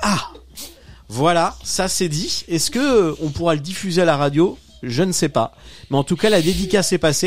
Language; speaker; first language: French; native; French